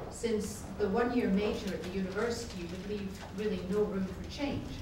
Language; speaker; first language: English; native; English